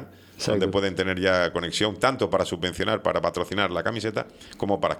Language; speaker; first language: Spanish; native; Spanish